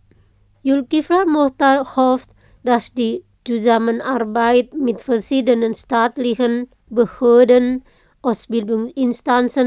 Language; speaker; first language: German; non-native, fluent; Indonesian